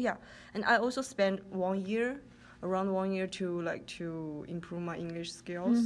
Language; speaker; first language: English; non-native, learner; Chinese